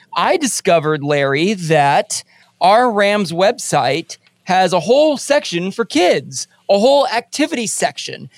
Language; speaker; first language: English; native; English